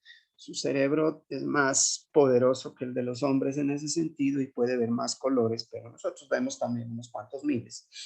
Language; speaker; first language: Spanish; native; Spanish